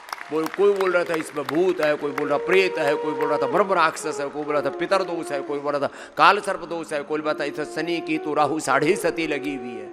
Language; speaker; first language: Hindi; native; Hindi